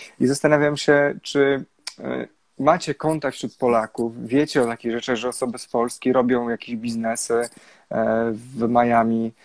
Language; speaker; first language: Polish; native; Polish